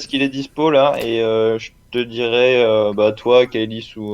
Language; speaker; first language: French; native; French